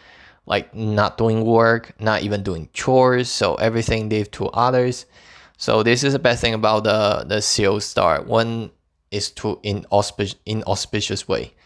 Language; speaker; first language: English; non-native, fluent; Chinese